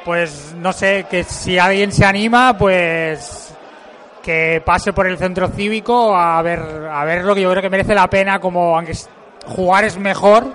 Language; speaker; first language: Spanish; non-native, local second language; Catalan